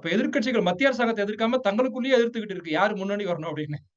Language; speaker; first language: Tamil; native; Tamil